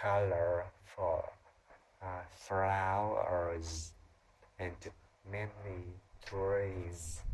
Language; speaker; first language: English; non-native, learner; Vietnamese